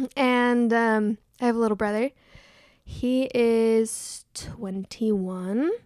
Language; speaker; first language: English; native; English